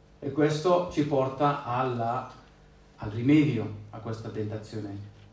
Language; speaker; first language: Italian; non-native, fluent; Spanish